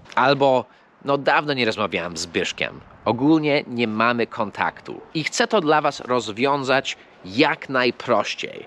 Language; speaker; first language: Polish; non-native, fluent; English